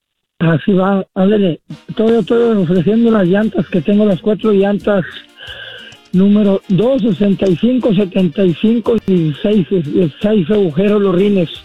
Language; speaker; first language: Spanish; native; Spanish